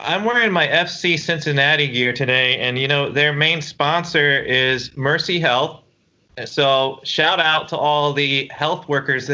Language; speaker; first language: English; native; English